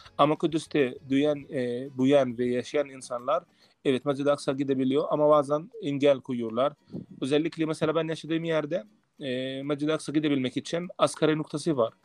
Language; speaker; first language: Turkish; non-native, fluent; Arabic